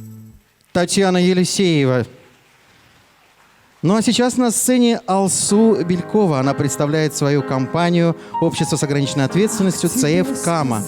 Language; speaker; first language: Russian; native; Russian